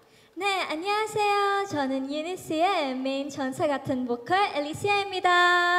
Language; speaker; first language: Korean; non-native, learner; Filipino